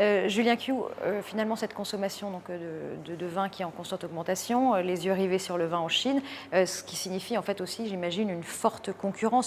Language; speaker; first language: French; native; French